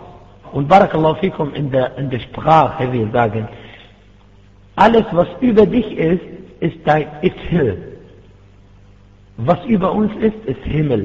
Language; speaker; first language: German; non-native, fluent; Arabic